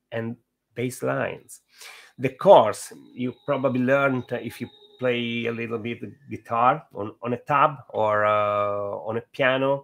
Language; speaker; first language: English; non-native, fluent; Italian